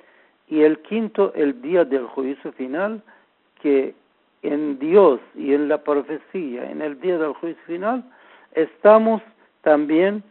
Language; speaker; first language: Spanish; non-native, learner; Persian